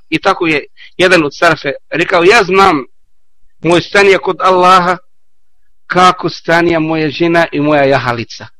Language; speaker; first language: Bosnian; non-native, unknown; Arabic